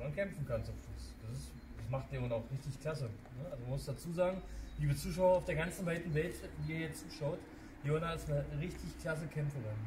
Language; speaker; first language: German; native; German